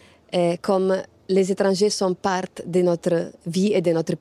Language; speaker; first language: French; non-native, fluent; Italian